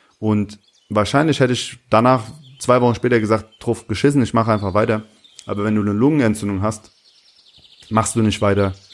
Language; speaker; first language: German; early bilingual, other home language; Turkish